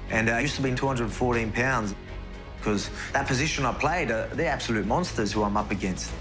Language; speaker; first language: English; native; English